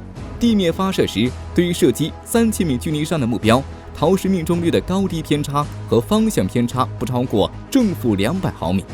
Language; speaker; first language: Chinese; native; Chinese